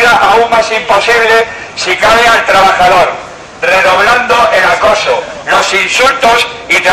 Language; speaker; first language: Spanish; native; Spanish